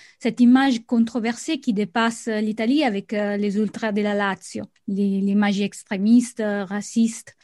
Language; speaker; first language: French; non-native, fluent; Italian